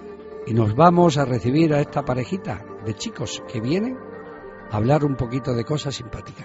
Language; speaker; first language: Spanish; native; Spanish